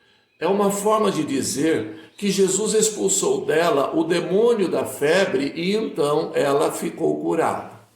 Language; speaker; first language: Portuguese; native; Portuguese